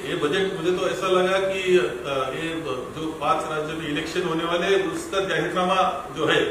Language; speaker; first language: Hindi; non-native, local second language; Marathi